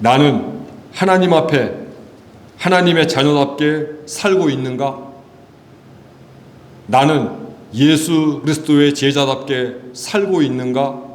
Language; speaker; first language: Korean; native; Korean